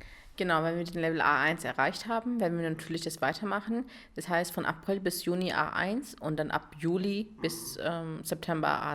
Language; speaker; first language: German; early bilingual, other home language; Urdu